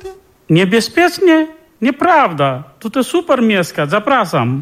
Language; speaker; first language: Polish; non-native, learner; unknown